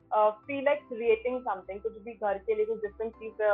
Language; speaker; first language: Hindi; native; Hindi